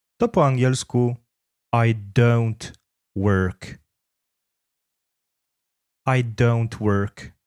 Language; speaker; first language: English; non-native, fluent; Polish